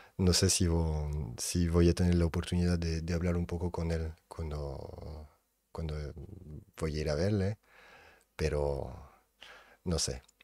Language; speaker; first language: Spanish; non-native, fluent; French